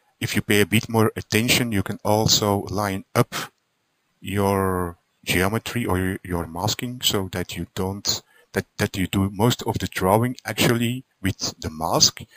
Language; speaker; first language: English; non-native, fluent; Dutch